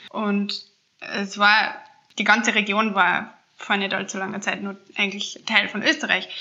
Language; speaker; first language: German; native; German